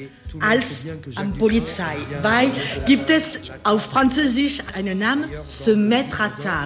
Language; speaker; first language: German; non-native, learner; French